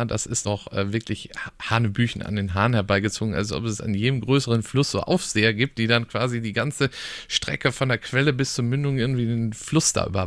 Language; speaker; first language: German; native; German